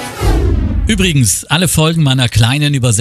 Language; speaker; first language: German; native; German